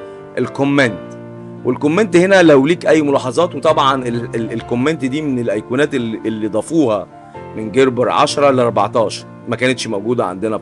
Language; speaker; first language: Arabic; native; Arabic